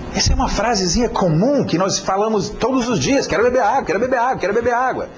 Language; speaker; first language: Portuguese; non-native, fluent; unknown